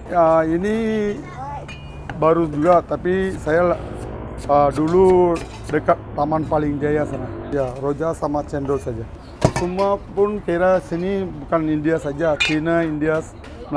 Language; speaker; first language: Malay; non-native, local second language; Tamil